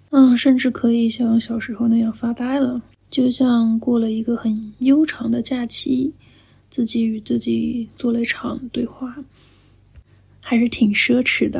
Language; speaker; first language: Chinese; native; Chinese